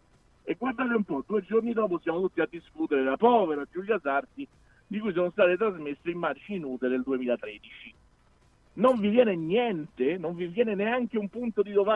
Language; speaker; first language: Italian; native; Italian